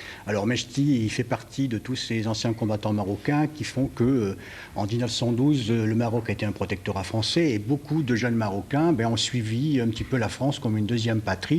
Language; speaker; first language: French; native; French